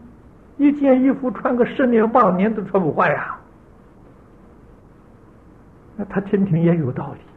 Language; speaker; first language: Chinese; native; Chinese